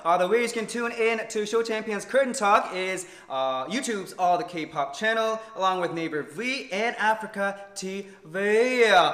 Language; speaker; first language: English; early bilingual, other home language; Korean